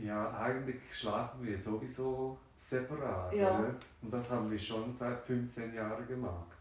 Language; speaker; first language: German; non-native, fluent; French